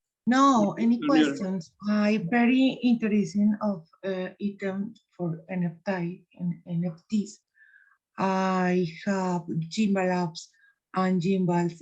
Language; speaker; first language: English; non-native, learner; Spanish